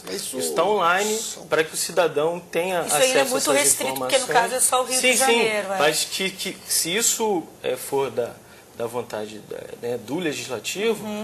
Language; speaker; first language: Portuguese; native; Portuguese